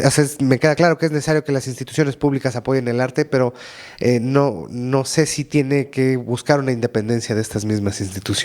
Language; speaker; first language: Spanish; native; Spanish